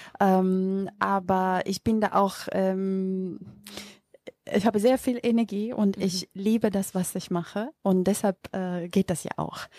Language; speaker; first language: German; non-native, fluent; Macedonian